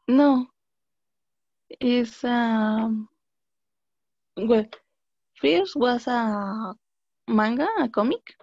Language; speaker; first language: English; non-native, learner; Spanish